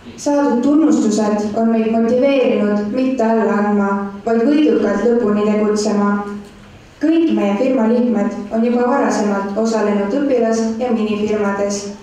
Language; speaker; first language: Estonian; native; Estonian